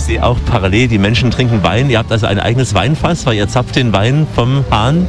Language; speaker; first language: German; native; German